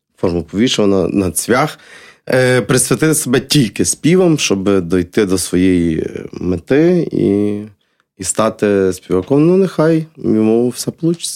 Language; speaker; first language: Ukrainian; native; Ukrainian